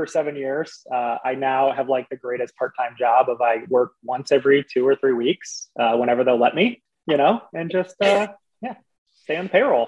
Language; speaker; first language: English; native; English